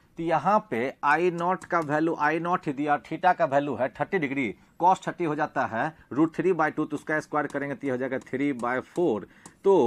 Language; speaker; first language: Hindi; native; Hindi